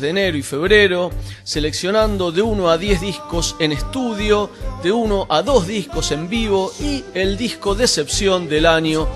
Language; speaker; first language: Spanish; native; Spanish